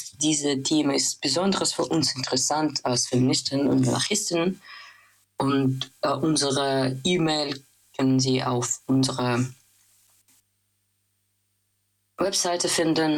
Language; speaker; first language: German; non-native, learner; Russian